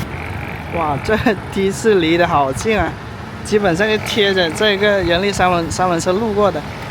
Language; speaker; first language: Chinese; native; Chinese